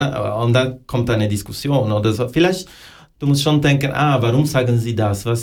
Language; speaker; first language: German; non-native, fluent; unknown